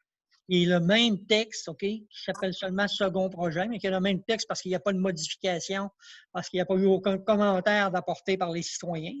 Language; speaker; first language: French; native; French